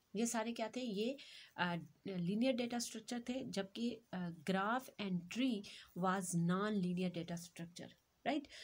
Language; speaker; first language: Urdu; native; Urdu